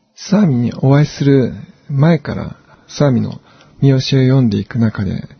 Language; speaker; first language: Japanese; native; Japanese